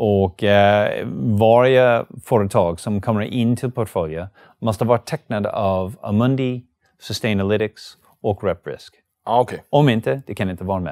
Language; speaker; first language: Swedish; non-native, learner; English